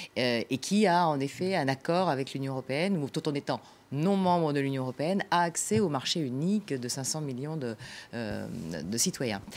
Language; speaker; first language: French; native; French